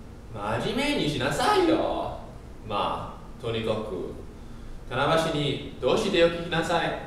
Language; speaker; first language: Japanese; non-native, learner; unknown